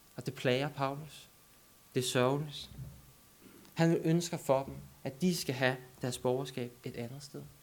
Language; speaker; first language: Danish; native; Danish